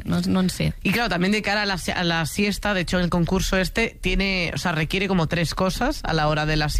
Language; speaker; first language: Spanish; native; Spanish